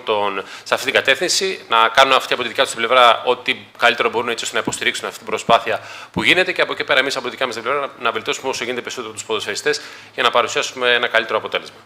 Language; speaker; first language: Greek; native; Greek